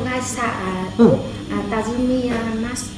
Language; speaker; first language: Japanese; non-native, learner; Vietnamese